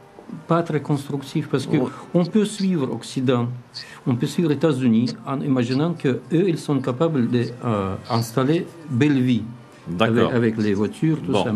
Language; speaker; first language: French; non-native, learner; Russian